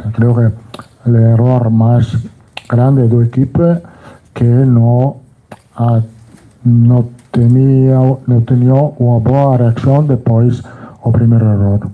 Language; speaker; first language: Portuguese; non-native, learner; Italian